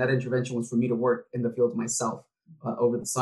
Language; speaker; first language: English; early bilingual, other home language; Spanish